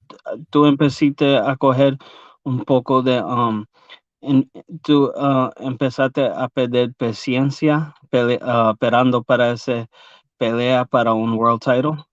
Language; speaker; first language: Spanish; early bilingual, heritage; English